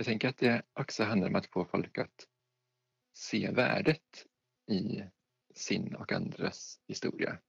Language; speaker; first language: Swedish; native; Swedish